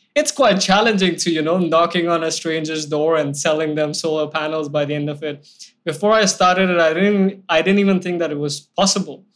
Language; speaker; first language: English; non-native, local second language; Hindi